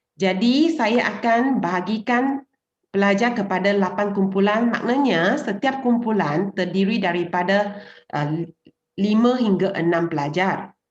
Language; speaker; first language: Malay; non-native, local second language; Chinese